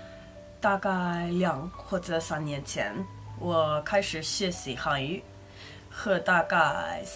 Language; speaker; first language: Chinese; non-native, learner; Icelandic